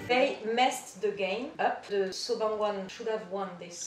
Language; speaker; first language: English; non-native, fluent; French